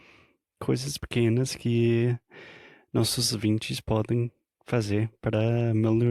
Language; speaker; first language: Portuguese; non-native, fluent; English